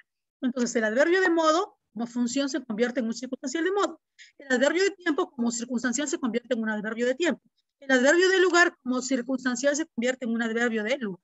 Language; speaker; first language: Spanish; native; Spanish